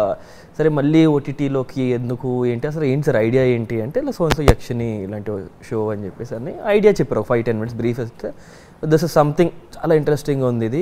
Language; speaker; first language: Telugu; native; Telugu